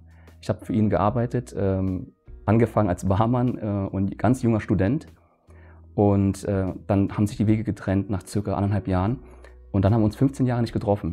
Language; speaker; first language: German; early bilingual, other home language; Vietnamese